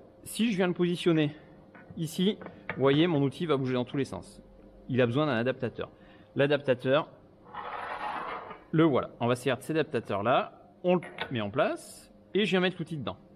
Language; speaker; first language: French; native; French